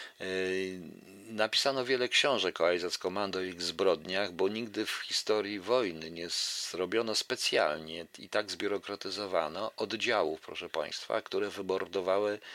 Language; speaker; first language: Polish; native; Polish